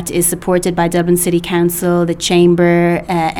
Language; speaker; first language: English; native; English